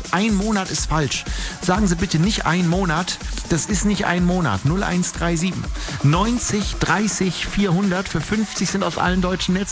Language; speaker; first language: German; native; German